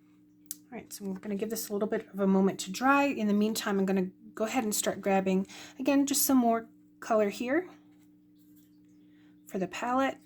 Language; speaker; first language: English; native; English